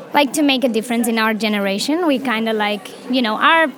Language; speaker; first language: English; non-native, fluent; Romanian